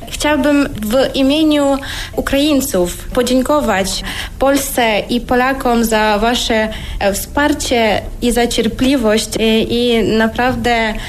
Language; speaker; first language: Polish; non-native, fluent; Ukrainian